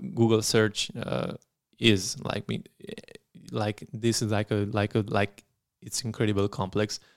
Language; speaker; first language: English; non-native, fluent; Romanian